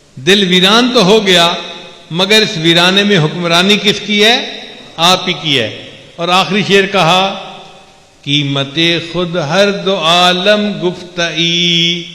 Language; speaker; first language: Urdu; non-native, local second language; Punjabi